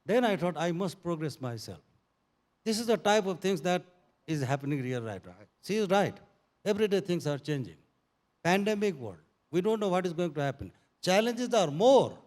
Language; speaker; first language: English; non-native, local second language; Nepali